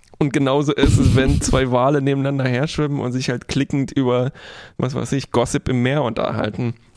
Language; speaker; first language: German; non-native, fluent; Polish